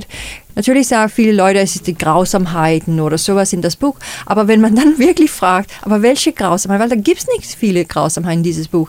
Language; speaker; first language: German; non-native, fluent; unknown